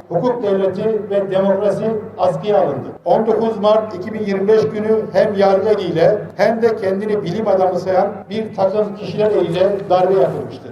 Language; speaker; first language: Turkish; native; Turkish